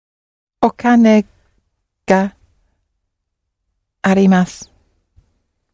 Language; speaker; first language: Japanese; non-native, learner; English